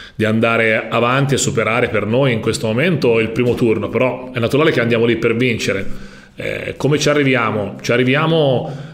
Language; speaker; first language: Italian; native; Italian